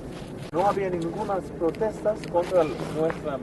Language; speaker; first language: Spanish; non-native, learner; English